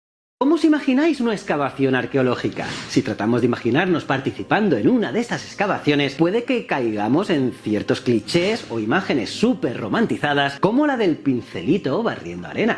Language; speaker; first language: Spanish; native; Spanish